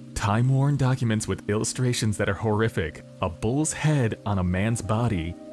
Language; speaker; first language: English; native; English